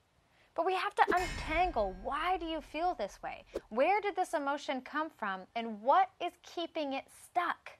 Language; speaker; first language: English; native; English